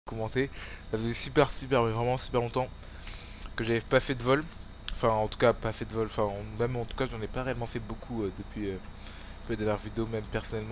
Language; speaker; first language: French; native; French